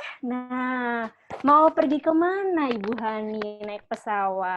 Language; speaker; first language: Indonesian; native; Indonesian